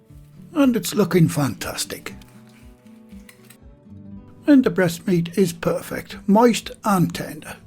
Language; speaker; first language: English; native; English